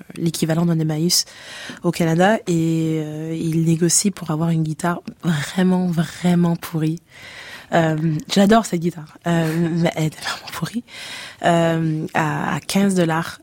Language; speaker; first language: French; native; French